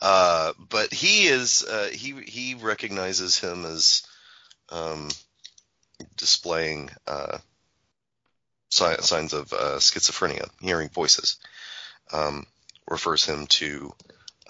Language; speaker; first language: English; native; English